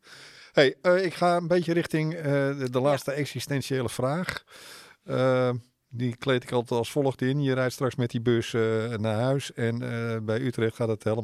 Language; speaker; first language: Dutch; native; Dutch